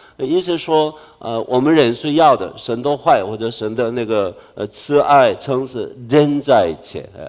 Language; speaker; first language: Chinese; non-native, fluent; Korean